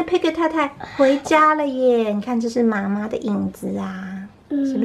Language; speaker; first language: Chinese; native; Chinese